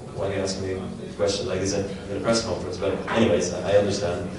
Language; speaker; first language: English; non-native, fluent; German